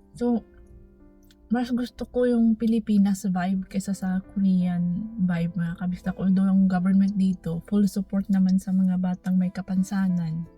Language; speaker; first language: Filipino; non-native, local second language; Cebuano